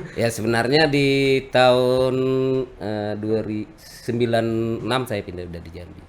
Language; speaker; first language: Indonesian; native; Indonesian